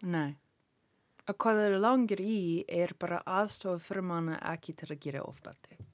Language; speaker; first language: Icelandic; non-native, learner; English